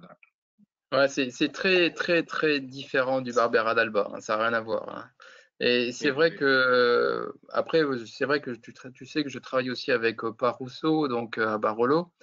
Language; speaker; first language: French; native; French